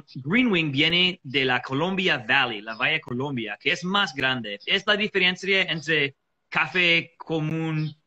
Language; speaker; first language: Spanish; non-native, fluent; English